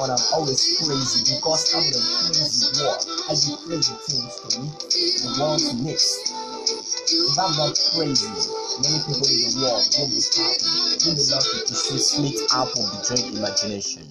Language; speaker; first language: English; non-native, local second language; Ibibio